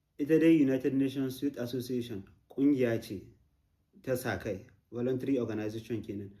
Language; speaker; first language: Hausa; native; Hausa